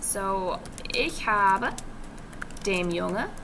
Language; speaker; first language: German; non-native, learner; English